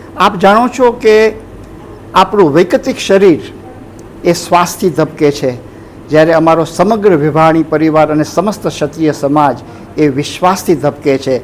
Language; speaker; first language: Gujarati; native; Gujarati